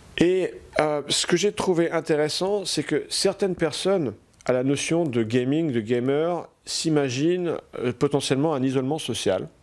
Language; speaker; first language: French; native; French